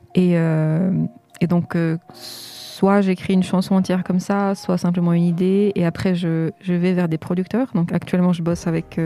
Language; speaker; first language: French; early bilingual, other home language; Portuguese